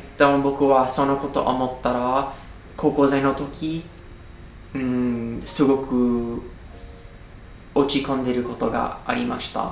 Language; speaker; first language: Japanese; non-native, learner; English